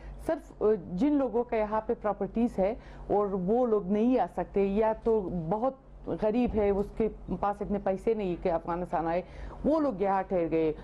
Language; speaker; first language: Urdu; non-native, fluent; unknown